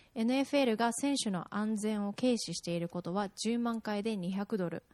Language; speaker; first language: Japanese; early bilingual, heritage; Japanese